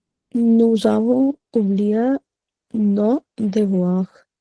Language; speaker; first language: French; non-native, learner; Punjabi